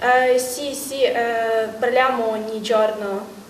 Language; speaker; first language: Italian; non-native, learner; Ukrainian